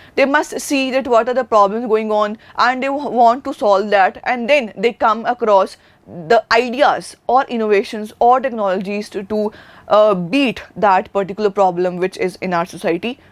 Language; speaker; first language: English; non-native, local second language; Punjabi